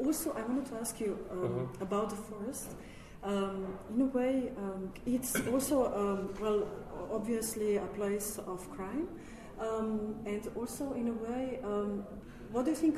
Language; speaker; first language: English; non-native, fluent; Slovenian